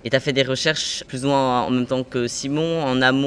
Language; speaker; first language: French; native; French